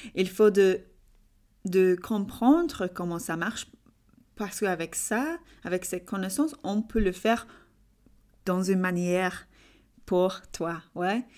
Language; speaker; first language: French; non-native, learner; English